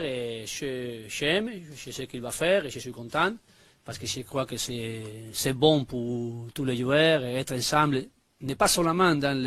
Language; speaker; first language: French; non-native, learner; Spanish